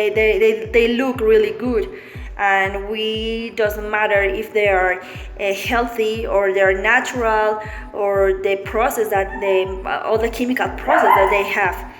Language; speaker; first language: English; non-native, learner; Spanish